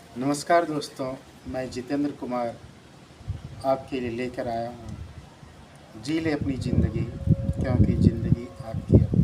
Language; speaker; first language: Hindi; native; Hindi